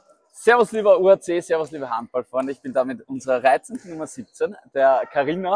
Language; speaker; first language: German; native; German